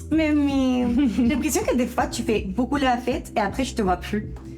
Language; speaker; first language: French; native; French